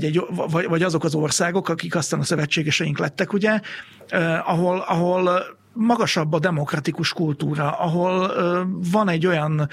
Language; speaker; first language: Hungarian; native; Hungarian